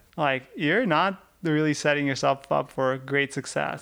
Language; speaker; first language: English; early bilingual, other home language; Russian